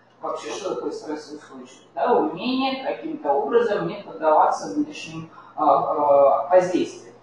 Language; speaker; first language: Russian; native; Russian